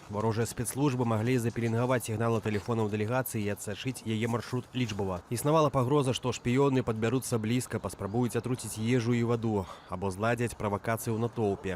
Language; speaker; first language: Belarusian; native; Belarusian